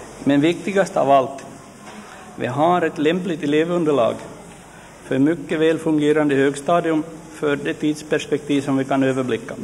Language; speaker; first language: Swedish; native; Swedish